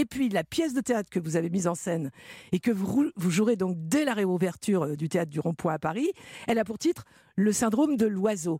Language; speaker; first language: French; native; French